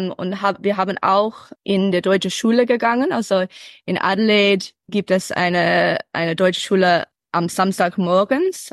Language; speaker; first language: German; early bilingual, heritage; English